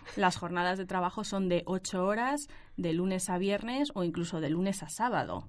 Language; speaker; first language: Spanish; native; Spanish